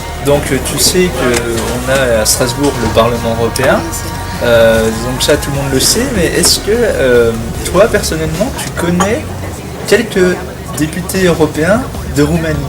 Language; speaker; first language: French; native; French